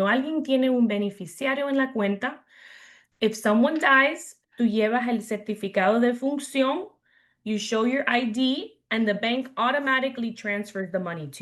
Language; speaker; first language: Spanish; early bilingual, heritage; English